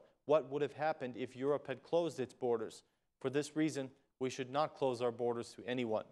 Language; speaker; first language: English; non-native, fluent; Albanian